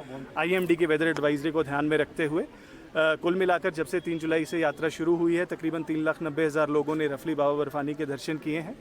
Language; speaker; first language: Hindi; native; Hindi